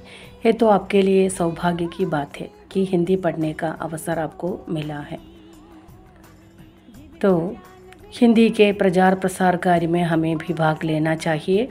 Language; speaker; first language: Hindi; non-native, local second language; Malayalam